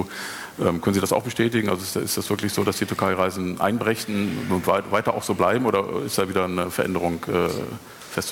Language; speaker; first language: German; native; German